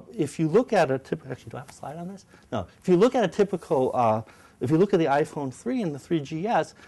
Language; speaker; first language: English; native; English